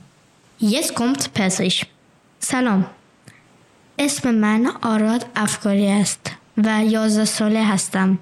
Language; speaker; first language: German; non-native, learner; Persian